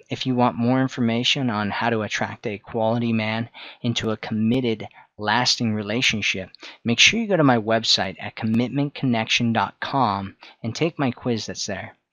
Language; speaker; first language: English; native; English